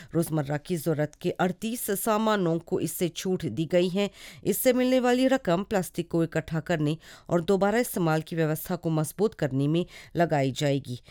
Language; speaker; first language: Hindi; non-native, local second language; Morisyen